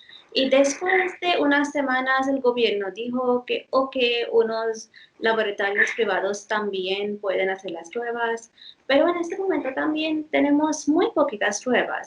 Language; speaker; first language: Spanish; non-native, fluent; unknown